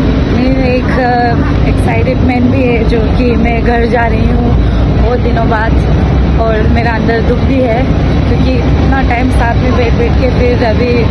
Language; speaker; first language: Hindi; non-native, local second language; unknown